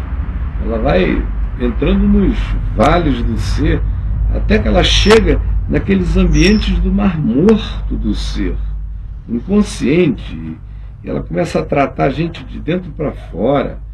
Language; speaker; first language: Portuguese; native; Portuguese